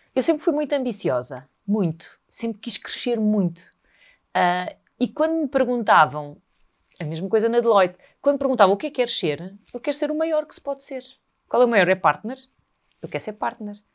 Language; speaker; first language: Portuguese; native; Portuguese